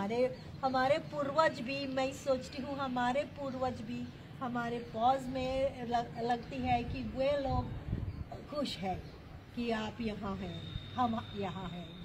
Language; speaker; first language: Hindi; early bilingual, heritage; Hindi